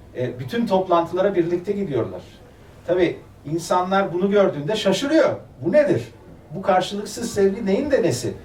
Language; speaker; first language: Turkish; early bilingual, other home language; German